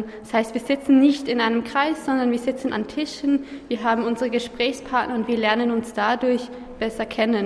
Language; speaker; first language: German; native; German